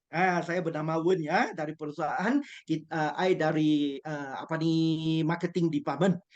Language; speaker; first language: Malay; non-native, local second language; Chinese